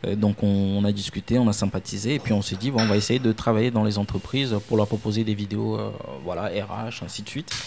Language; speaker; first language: French; non-native, local second language; Ewe